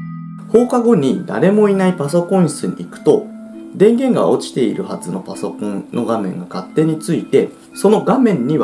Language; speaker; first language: Japanese; native; Japanese